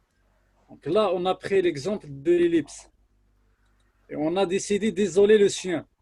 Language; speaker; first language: French; non-native, local second language; Arabic